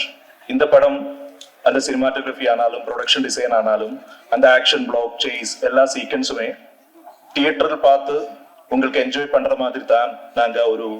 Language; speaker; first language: Tamil; non-native, learner; Malayalam